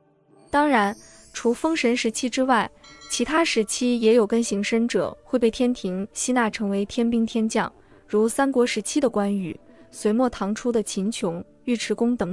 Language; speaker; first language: Chinese; native; Chinese